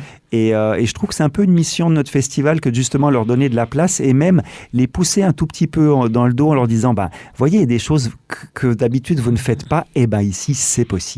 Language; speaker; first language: French; native; French